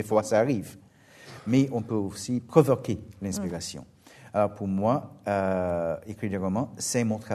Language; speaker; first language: French; non-native, fluent; English